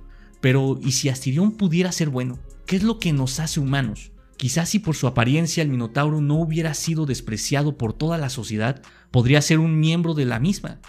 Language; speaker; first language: Spanish; native; Spanish